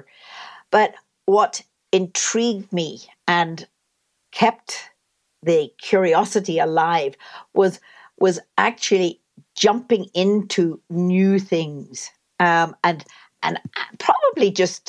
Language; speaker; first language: English; native; English